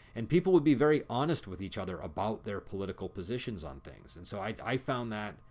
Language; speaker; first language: English; native; English